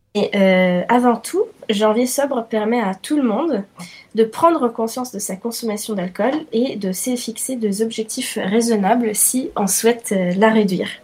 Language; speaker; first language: French; non-native, fluent; Italian